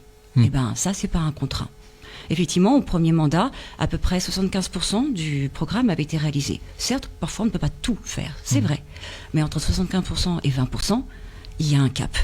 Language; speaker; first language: French; native; French